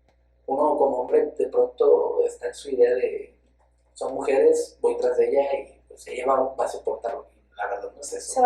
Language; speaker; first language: Spanish; native; Spanish